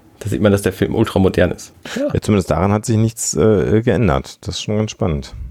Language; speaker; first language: German; native; German